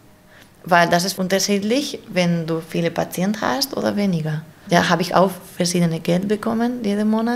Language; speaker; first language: German; non-native, fluent; Spanish